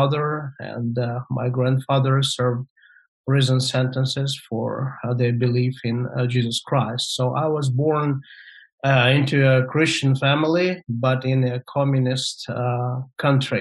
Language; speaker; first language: English; non-native, fluent; Russian